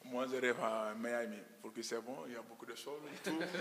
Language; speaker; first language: French; non-native, local second language; Wolof